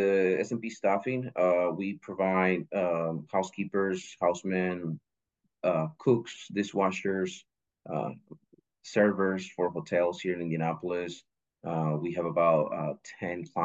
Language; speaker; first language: English; non-native, fluent; Spanish